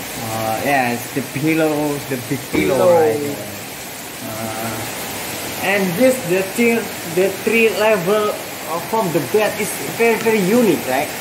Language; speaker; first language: English; non-native, learner; Indonesian